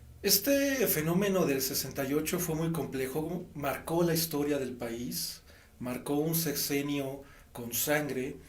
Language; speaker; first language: Spanish; native; Spanish